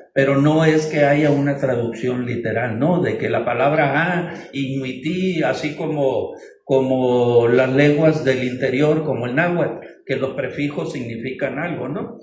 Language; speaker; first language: Spanish; native; Spanish